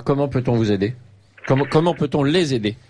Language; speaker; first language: French; native; French